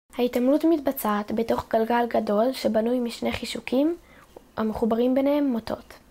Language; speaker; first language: Hebrew; native; Hebrew